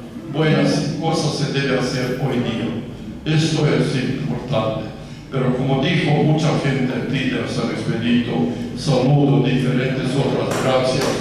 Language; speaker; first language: Spanish; non-native, fluent; Croatian